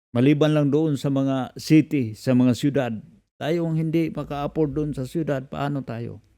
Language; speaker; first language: Filipino; non-native, local second language; Cebuano